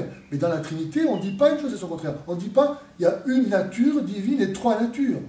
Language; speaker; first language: French; native; French